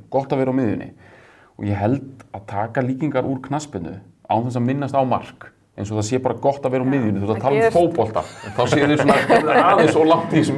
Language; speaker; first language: Icelandic; native; Icelandic